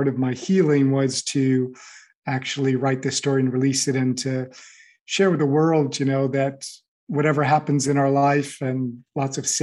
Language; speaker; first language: English; native; English